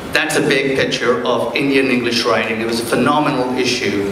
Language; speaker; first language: English; early bilingual, other home language; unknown